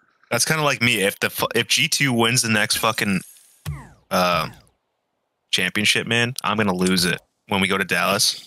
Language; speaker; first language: English; early bilingual, other home language; French